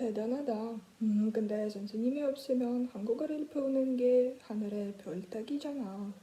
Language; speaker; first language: Korean; non-native, learner; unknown